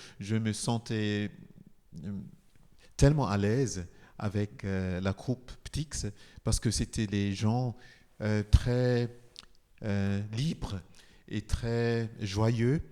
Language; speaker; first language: French; non-native, fluent; Igbo